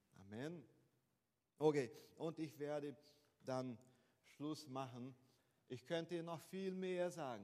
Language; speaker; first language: German; non-native, fluent; Portuguese